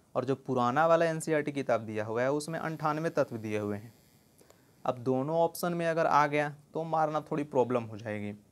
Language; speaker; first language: Hindi; native; Hindi